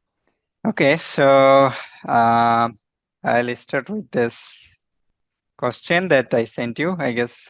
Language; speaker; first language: English; non-native, fluent; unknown